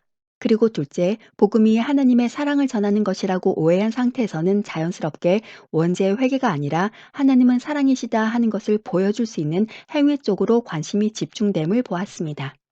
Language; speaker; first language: Korean; native; Korean